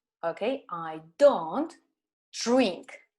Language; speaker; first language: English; non-native, fluent; Spanish